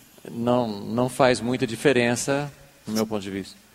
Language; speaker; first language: Portuguese; native; Portuguese